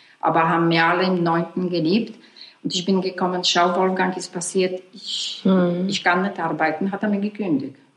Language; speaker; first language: German; non-native, fluent; Polish